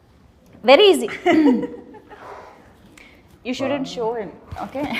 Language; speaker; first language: Telugu; native; Telugu